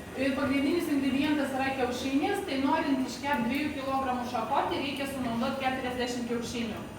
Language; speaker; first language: Lithuanian; native; Lithuanian